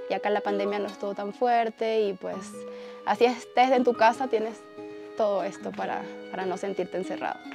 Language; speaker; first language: Spanish; native; Spanish